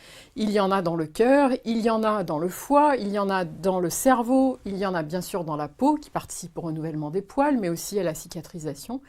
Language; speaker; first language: French; native; French